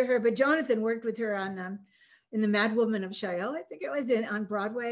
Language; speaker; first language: English; early bilingual, other home language; Norwegian